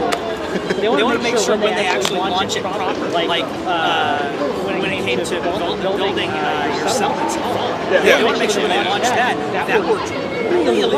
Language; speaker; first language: English; native; English